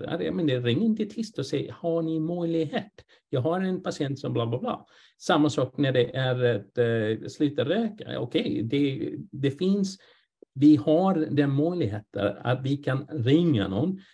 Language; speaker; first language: Swedish; non-native, fluent; English